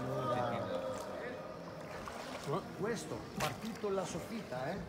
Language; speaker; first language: Italian; non-native, learner; Greek